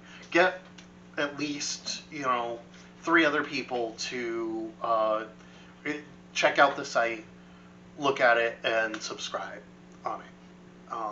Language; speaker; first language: English; native; English